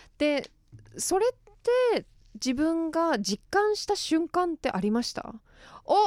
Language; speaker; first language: Japanese; native; Japanese